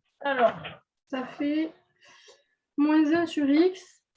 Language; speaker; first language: French; native; French